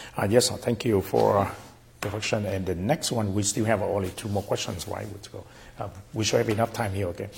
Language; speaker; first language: English; non-native, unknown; Vietnamese